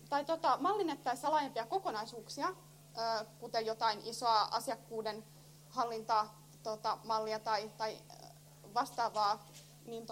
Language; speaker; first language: Finnish; native; Finnish